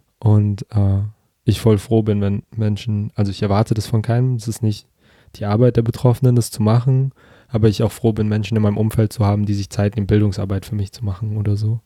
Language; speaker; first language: German; early bilingual, other home language; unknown